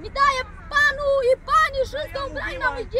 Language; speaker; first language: Polish; non-native, learner; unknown